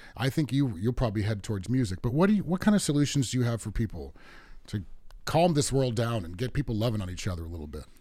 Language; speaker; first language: English; native; English